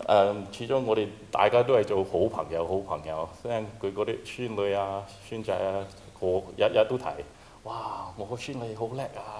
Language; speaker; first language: Cantonese; early bilingual, heritage; Cantonese